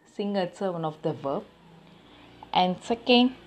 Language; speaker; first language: English; non-native, local second language; Tamil